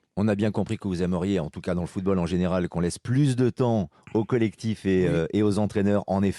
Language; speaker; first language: French; native; French